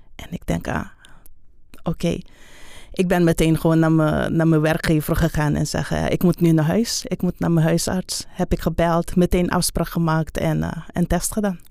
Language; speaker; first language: Dutch; non-native, local second language; Papiamento